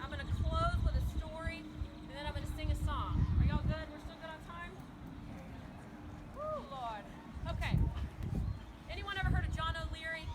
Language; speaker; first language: English; native; English